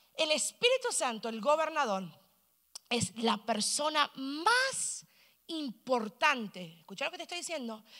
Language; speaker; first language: Spanish; early bilingual, heritage; Spanish